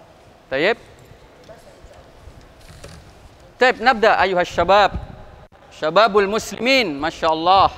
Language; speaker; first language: Arabic; non-native, fluent; Indonesian